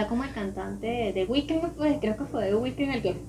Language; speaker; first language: Spanish; native; Spanish